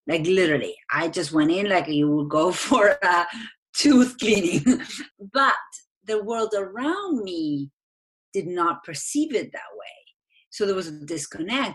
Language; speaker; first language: English; non-native, fluent; Spanish